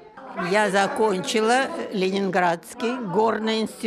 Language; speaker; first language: Czech; non-native, learner; Russian